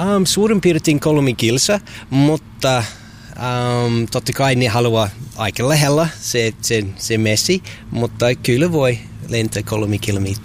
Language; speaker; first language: Finnish; non-native, learner; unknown